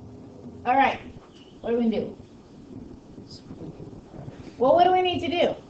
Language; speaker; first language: English; native; English